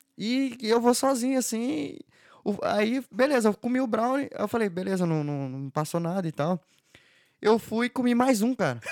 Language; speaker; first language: Portuguese; native; Portuguese